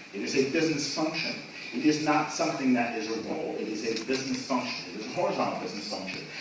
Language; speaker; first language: English; native; English